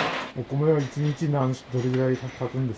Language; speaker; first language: Japanese; native; Japanese